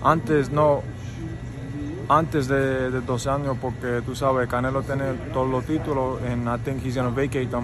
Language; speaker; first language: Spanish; early bilingual, heritage; Spanish